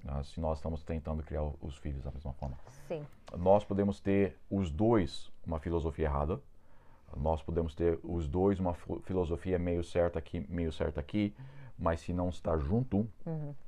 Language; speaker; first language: Portuguese; non-native, fluent; English